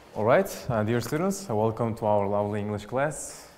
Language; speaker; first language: English; non-native, fluent; Uzbek